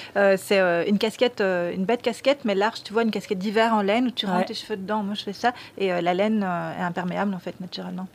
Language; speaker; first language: French; native; French